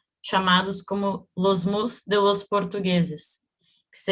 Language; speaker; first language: Spanish; non-native, learner; Portuguese